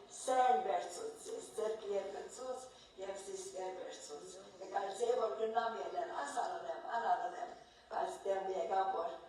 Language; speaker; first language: Armenian; early bilingual, heritage; Armenian